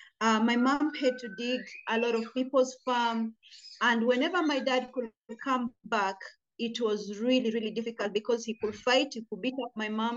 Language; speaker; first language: English; non-native, local second language; Luyia